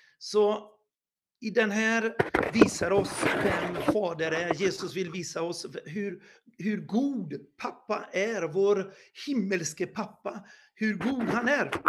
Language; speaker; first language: Swedish; non-native, fluent; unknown